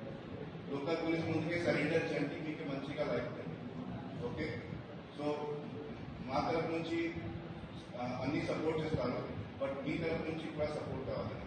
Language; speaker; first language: Telugu; non-native, learner; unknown